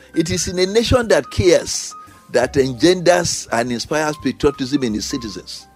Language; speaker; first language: English; non-native, local second language; Yoruba